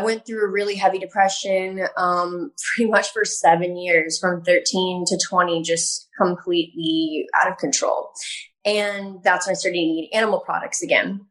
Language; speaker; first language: English; native; English